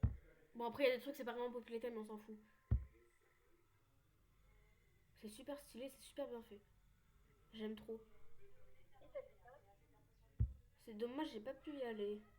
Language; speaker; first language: French; native; French